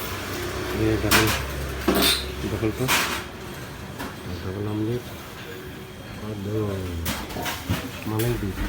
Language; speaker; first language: Hindi; non-native, local second language; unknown